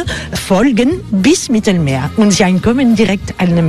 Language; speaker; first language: German; non-native, fluent; French